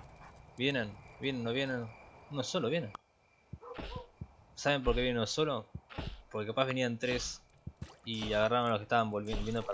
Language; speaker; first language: Spanish; native; Spanish